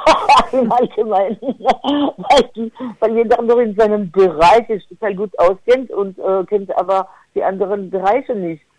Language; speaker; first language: German; non-native, fluent; French